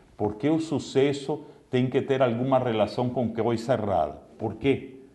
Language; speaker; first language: Portuguese; non-native, fluent; Spanish